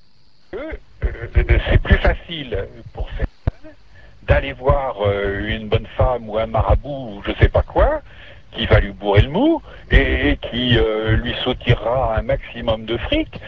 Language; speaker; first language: French; native; French